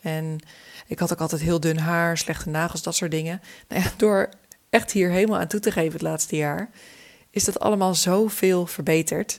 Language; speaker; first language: Dutch; native; Dutch